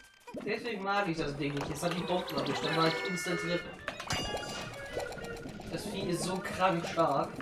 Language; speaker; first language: German; native; German